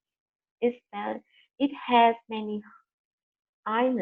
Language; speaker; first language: English; non-native, learner; Vietnamese